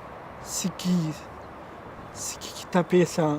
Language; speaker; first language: French; non-native, learner; Pashto